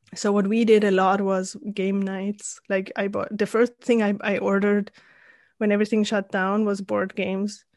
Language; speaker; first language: English; non-native, fluent; German